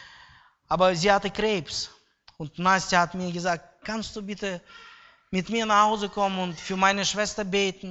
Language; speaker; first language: German; non-native, fluent; Russian